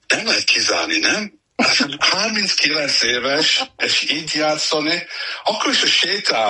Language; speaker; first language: Hungarian; non-native, learner; English